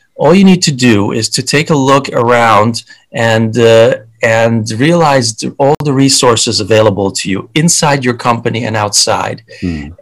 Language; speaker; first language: English; early bilingual, other home language; Hungarian